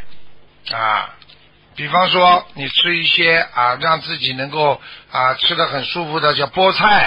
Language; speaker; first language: Chinese; native; Chinese